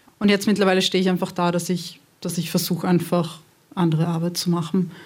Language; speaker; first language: German; early bilingual, other home language; Croatian